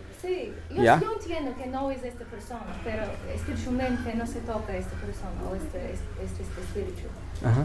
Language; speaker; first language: Spanish; non-native, learner; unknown